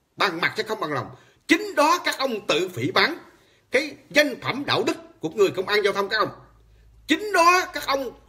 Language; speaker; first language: Vietnamese; native; Vietnamese